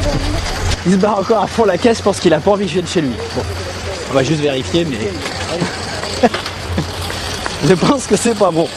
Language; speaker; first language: French; native; French